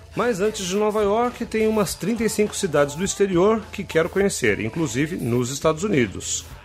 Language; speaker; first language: Portuguese; native; Portuguese